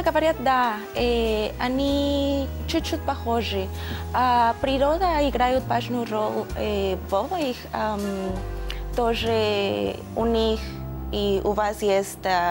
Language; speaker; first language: Russian; non-native, fluent; Spanish